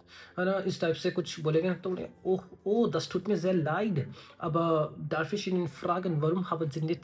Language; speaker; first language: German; non-native, learner; Hindi